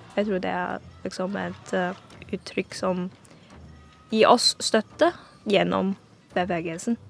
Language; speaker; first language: Norwegian; non-native, fluent; Cantonese